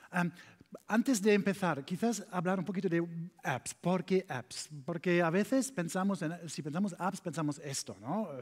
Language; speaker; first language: Spanish; non-native, learner; German